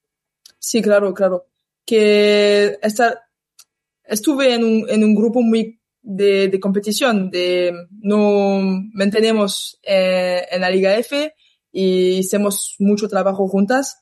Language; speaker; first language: Spanish; non-native, learner; French